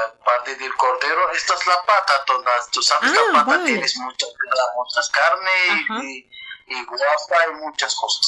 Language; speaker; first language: Spanish; non-native, learner; Arabic